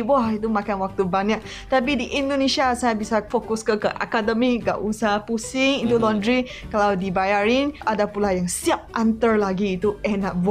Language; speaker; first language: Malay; non-native, local second language; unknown